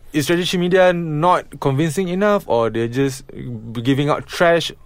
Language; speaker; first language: English; non-native, local second language; Malay